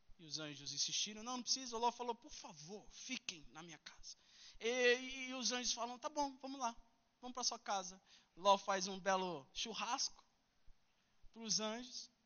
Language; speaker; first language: Portuguese; early bilingual, heritage; Portuguese